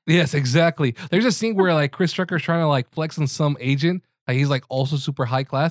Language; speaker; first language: English; early bilingual, other home language; Spanish